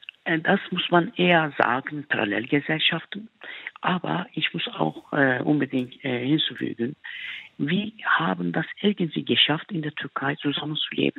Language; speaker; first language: German; non-native, fluent; Turkish